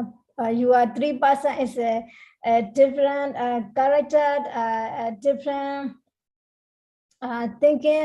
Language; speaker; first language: English; non-native, learner; Burmese